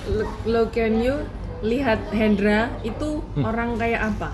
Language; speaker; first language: Indonesian; native; Indonesian